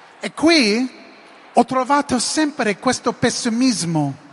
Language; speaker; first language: Italian; non-native, learner; English